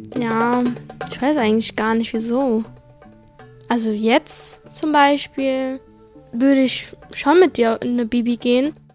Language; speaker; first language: German; early bilingual, other home language; Arabic